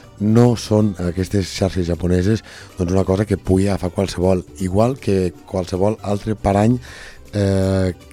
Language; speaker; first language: Catalan; native; Catalan